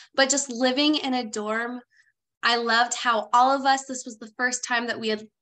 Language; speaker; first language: English; native; English